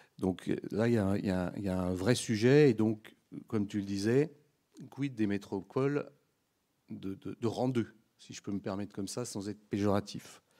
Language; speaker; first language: French; native; French